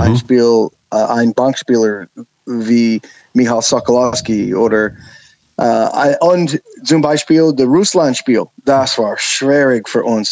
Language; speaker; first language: German; non-native, learner; English